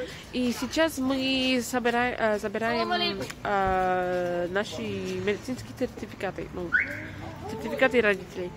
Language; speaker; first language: Russian; non-native, fluent; English